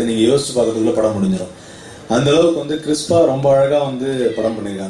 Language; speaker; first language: Tamil; native; Tamil